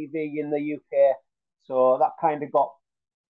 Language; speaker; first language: English; native; English